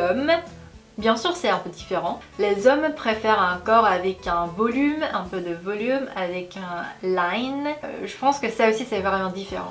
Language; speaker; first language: French; non-native, fluent; Korean